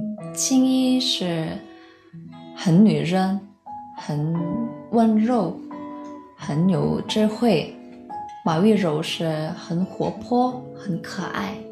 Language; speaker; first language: Chinese; non-native, learner; Korean